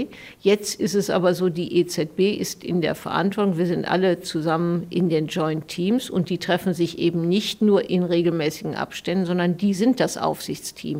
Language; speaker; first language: German; native; German